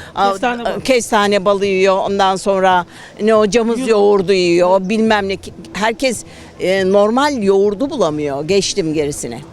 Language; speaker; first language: Turkish; native; Turkish